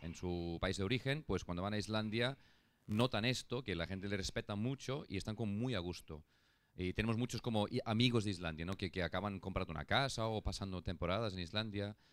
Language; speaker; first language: Spanish; non-native, fluent; Icelandic